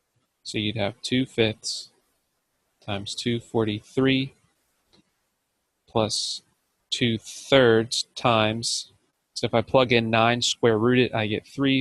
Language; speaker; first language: English; native; English